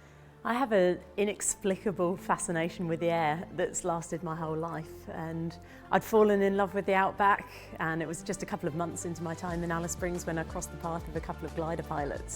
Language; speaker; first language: English; native; English